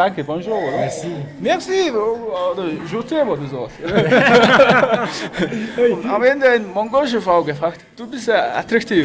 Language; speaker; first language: German; non-native, fluent; Mongolian